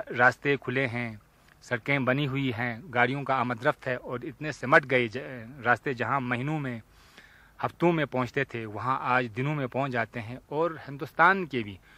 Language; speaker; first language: Urdu; non-native, local second language; Ladakhi